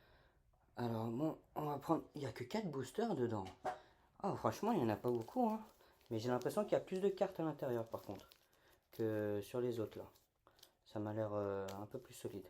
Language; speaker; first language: French; native; French